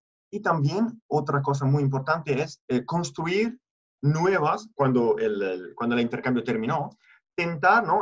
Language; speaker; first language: Spanish; non-native, fluent; Italian